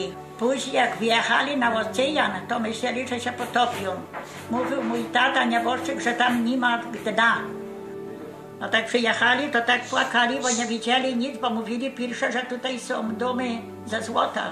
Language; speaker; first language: Polish; early bilingual, heritage; Polish